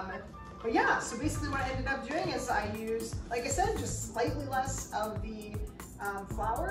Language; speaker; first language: English; native; English